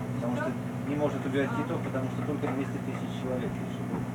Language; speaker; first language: Russian; native; Russian